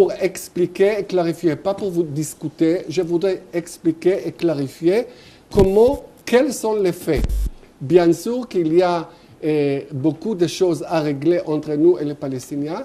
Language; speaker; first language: French; non-native, fluent; Hebrew